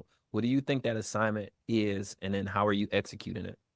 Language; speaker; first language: English; native; English